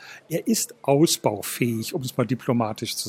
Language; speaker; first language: German; native; German